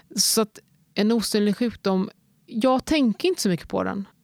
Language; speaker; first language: Swedish; native; Swedish